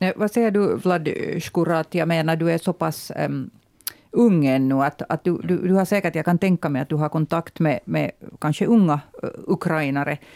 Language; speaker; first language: Swedish; native; Swedish